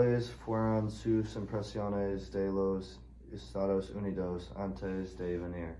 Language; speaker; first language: Spanish; non-native, learner; English